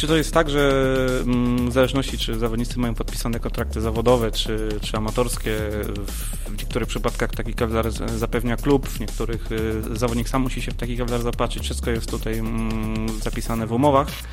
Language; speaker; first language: Polish; native; Polish